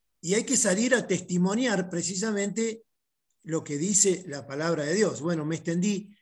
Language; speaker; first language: Spanish; native; Spanish